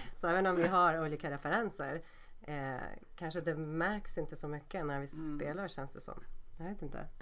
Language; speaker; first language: Swedish; non-native, fluent; Turkish